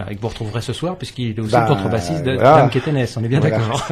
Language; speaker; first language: French; native; French